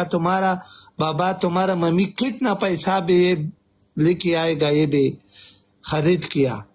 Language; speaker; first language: Hindi; non-native, learner; Pashto